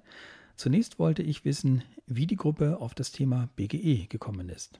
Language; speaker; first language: German; native; German